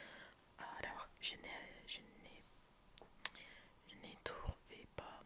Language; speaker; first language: French; non-native, learner; English